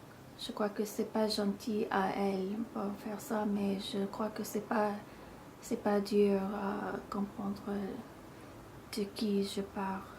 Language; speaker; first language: French; non-native, fluent; English